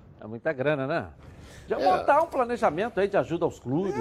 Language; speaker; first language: Portuguese; native; Portuguese